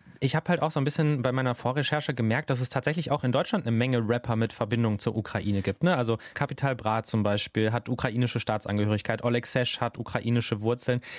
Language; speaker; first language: German; native; German